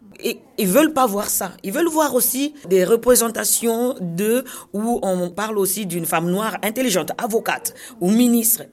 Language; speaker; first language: French; non-native, local second language; Kongo